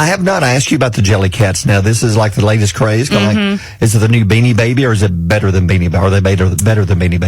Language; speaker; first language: English; native; English